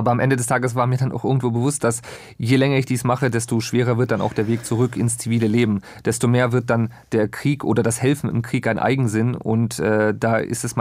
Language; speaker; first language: German; native; German